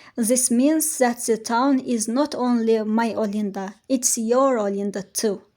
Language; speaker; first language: English; non-native, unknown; Azerbaijani